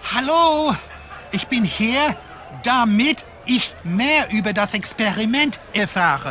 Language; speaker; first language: German; non-native, learner; English